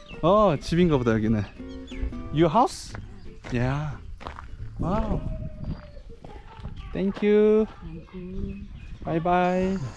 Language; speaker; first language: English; non-native, learner; Korean